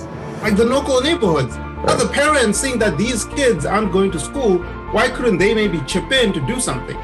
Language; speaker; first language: English; non-native, local second language; Shona